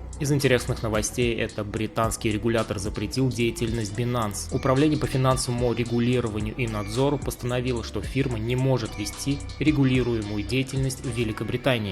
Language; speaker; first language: Russian; native; Russian